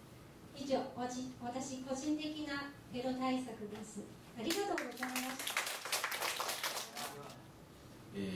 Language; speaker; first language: Japanese; non-native, fluent; Chinese